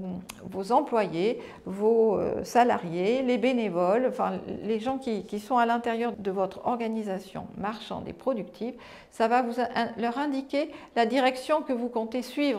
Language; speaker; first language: French; native; French